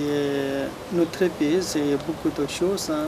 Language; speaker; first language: French; non-native, learner; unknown